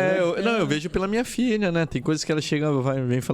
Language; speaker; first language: Portuguese; native; Portuguese